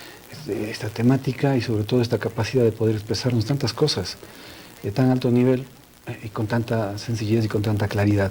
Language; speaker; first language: Spanish; native; Spanish